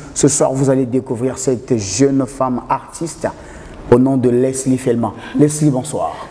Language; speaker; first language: French; non-native, local second language; Lingala